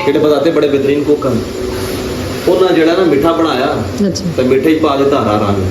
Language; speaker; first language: Urdu; native; Urdu